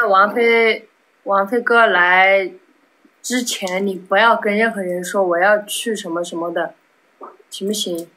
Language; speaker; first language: Chinese; native; Chinese